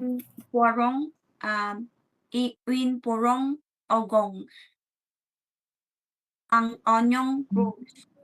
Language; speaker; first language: French; non-native, learner; Vietnamese